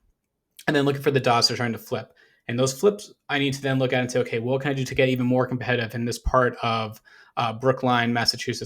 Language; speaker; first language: English; native; English